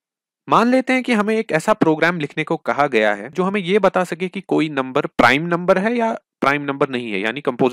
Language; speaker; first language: Hindi; non-native, local second language; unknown